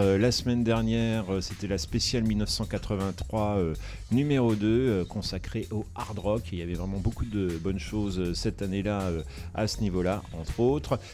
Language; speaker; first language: French; native; French